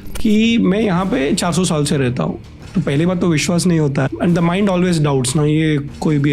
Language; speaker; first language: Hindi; native; Hindi